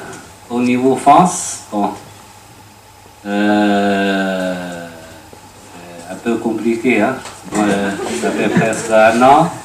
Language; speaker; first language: French; non-native, learner; Chinese